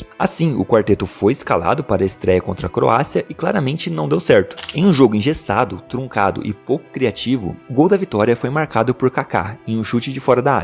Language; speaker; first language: Portuguese; native; Portuguese